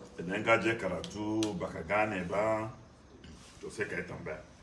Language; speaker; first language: Hausa; non-native, local second language; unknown